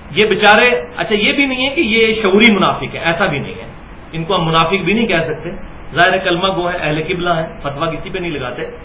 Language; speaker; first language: Urdu; non-native, local second language; Punjabi